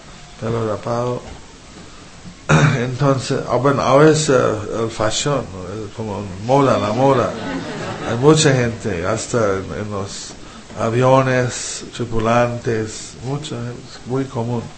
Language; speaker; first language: Spanish; non-native, fluent; English